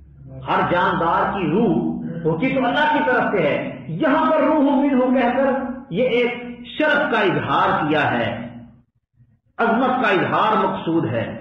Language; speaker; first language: Urdu; native; Urdu